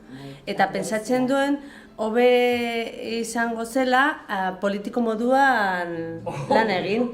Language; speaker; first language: Basque; non-native, local second language; Spanish